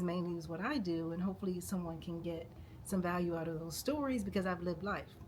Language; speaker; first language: English; native; English